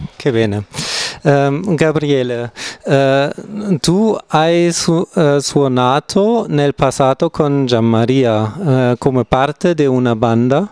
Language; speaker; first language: Italian; non-native, learner; German